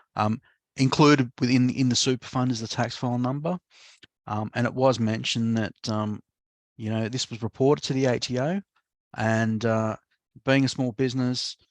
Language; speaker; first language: English; native; English